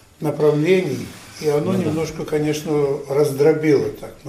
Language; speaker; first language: Russian; non-native, fluent; Ukrainian